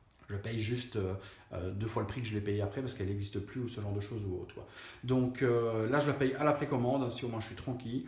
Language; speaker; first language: French; native; French